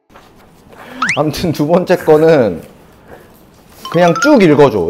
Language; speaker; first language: Korean; native; Korean